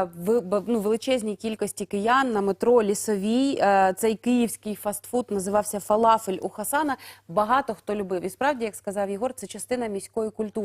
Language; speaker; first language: Ukrainian; native; Ukrainian